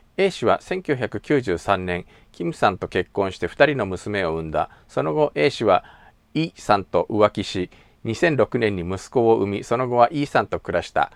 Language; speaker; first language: Japanese; native; Japanese